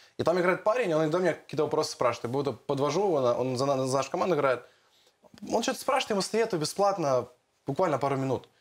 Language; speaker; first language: Russian; native; Russian